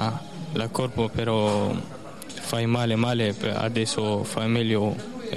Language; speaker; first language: Italian; non-native, learner; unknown